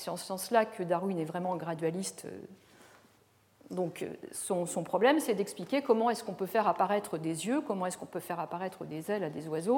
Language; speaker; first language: French; native; French